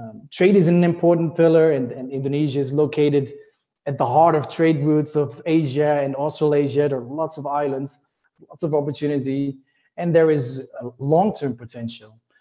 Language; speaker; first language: English; non-native, fluent; Dutch